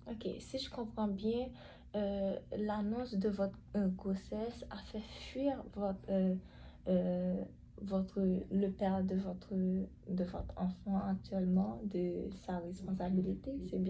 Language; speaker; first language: French; native; French